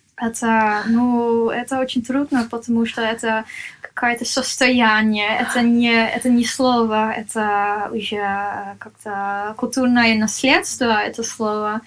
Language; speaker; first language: Russian; non-native, fluent; Dutch